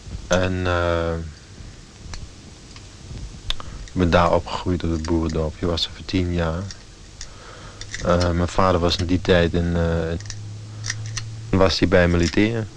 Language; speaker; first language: Dutch; non-native, fluent; German